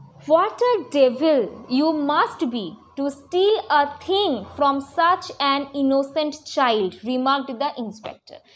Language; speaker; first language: English; non-native, local second language; Bangla